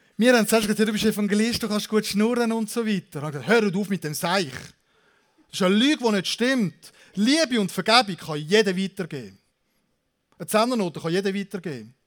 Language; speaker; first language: German; native; German